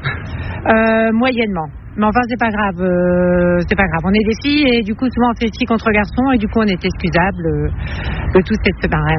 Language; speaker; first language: French; native; French